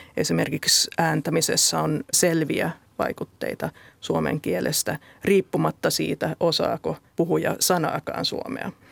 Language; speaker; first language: Finnish; non-native, local second language; Swedish